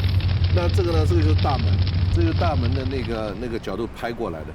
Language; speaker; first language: Chinese; native; Chinese